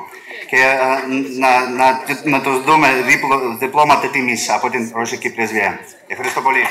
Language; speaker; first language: Greek; non-native, learner; Russian